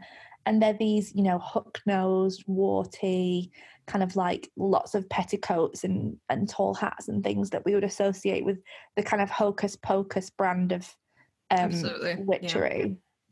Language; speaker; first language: English; native; English